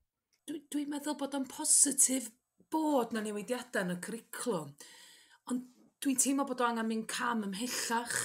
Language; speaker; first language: Welsh; native; Welsh